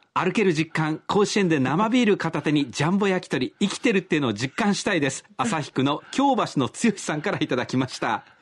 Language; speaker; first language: Japanese; native; Japanese